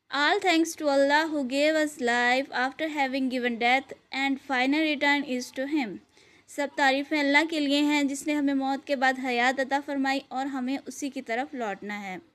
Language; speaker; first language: Urdu; native; Urdu